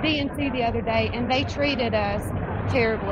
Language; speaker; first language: English; native; English